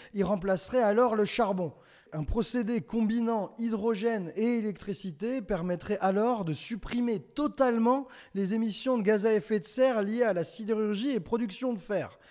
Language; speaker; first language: French; native; French